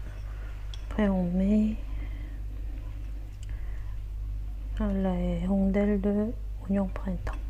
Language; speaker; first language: French; non-native, fluent; Korean